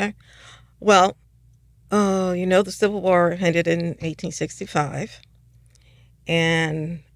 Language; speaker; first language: English; native; English